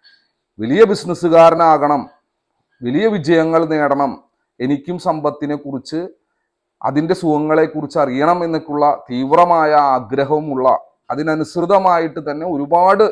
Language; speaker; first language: Malayalam; native; Malayalam